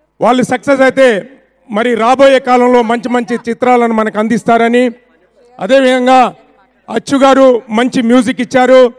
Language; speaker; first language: Telugu; native; Telugu